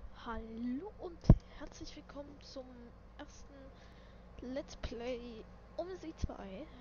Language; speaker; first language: German; native; German